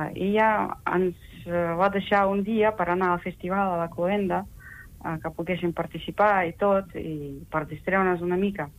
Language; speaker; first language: Catalan; non-native, fluent; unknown